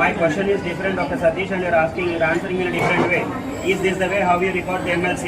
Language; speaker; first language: English; non-native, local second language; Telugu